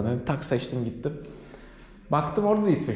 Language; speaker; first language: Turkish; native; Turkish